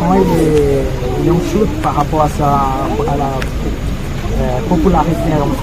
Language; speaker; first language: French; non-native, fluent; Portuguese